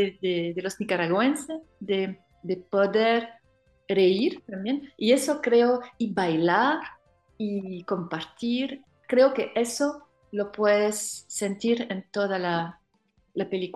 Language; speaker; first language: Spanish; non-native, fluent; French